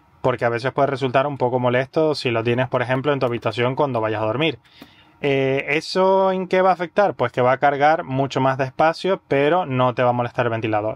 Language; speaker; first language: Spanish; native; Spanish